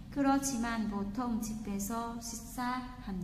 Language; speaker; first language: Korean; non-native, fluent; Vietnamese